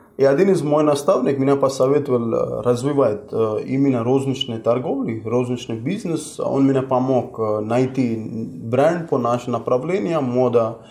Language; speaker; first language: Russian; non-native, fluent; Hindi